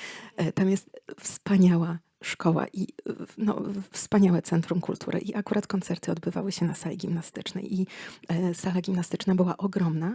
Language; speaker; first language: Polish; native; Polish